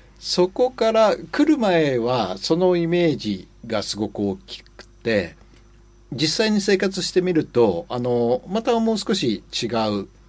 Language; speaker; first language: Japanese; native; Japanese